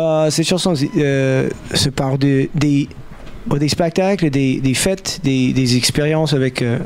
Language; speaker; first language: French; non-native, learner; English